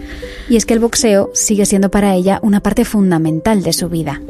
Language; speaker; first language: Spanish; native; Spanish